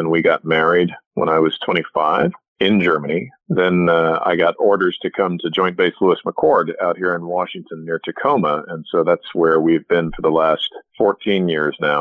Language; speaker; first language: English; native; English